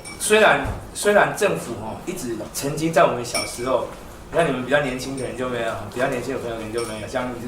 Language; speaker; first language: Chinese; non-native, local second language; Min Nan Chinese